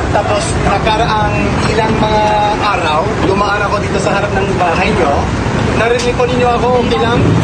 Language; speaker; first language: Filipino; non-native, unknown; English